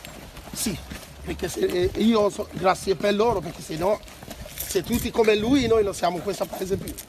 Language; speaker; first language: Italian; non-native, learner; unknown